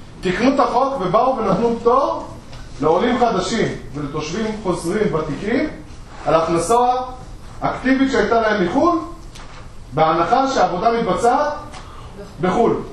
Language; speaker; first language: Hebrew; native; Hebrew